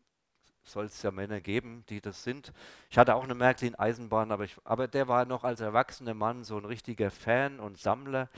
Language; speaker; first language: German; native; German